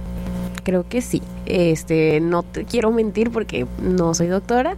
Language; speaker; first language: Spanish; native; Spanish